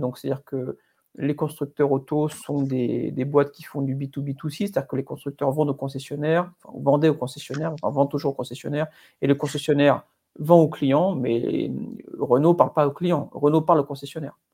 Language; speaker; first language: French; native; French